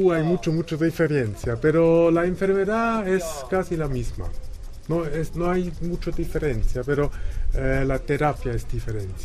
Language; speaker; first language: Spanish; non-native, learner; German